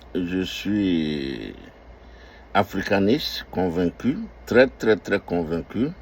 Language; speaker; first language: French; non-native, local second language; Dyula